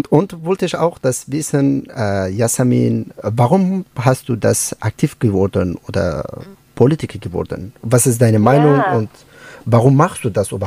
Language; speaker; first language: German; non-native, learner; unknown